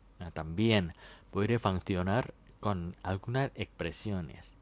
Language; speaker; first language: Spanish; non-native, fluent; Thai